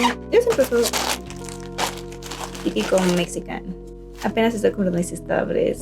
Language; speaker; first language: Spanish; native; Spanish